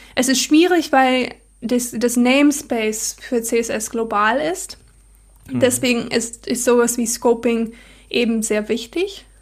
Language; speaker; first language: German; non-native, fluent; English